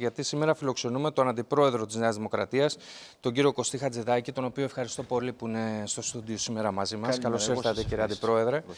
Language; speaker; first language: Greek; native; Greek